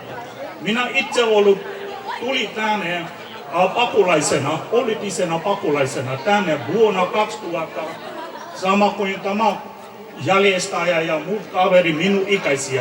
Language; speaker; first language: Finnish; non-native, fluent; Burmese